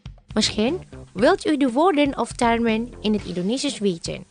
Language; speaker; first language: Dutch; non-native, fluent; Indonesian